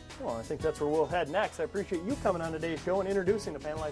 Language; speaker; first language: English; native; English